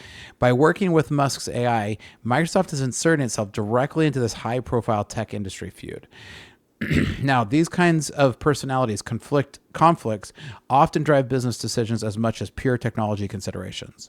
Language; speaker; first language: English; native; English